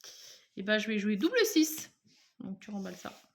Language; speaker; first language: French; native; French